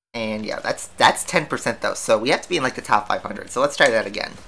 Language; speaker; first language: English; native; English